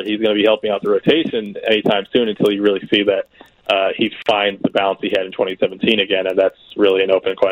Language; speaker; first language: English; native; English